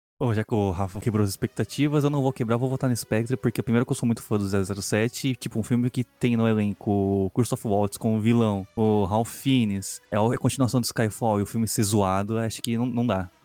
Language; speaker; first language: Portuguese; native; Portuguese